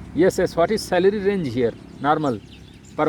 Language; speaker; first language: English; non-native, local second language; Hindi